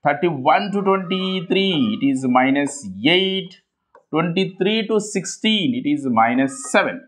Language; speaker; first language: English; non-native, local second language; Telugu